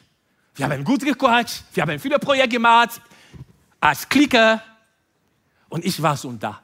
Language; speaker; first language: German; non-native, fluent; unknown